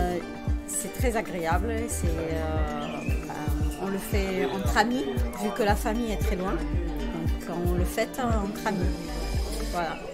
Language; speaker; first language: French; non-native, local second language; Arabic